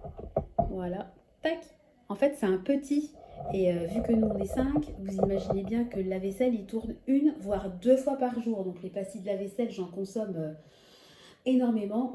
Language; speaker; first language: French; native; French